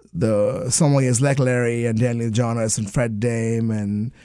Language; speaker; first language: English; non-native, local second language; Bangla